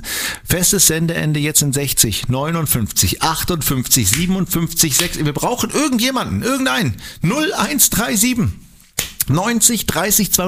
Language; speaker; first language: German; native; German